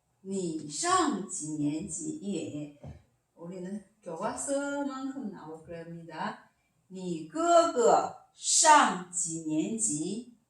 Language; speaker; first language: Chinese; non-native, fluent; Korean